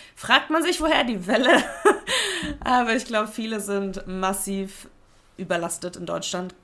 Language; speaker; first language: German; native; German